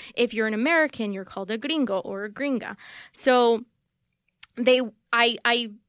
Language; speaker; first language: English; early bilingual, other home language; Spanish